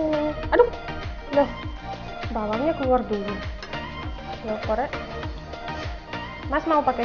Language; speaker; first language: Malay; non-native, fluent; Russian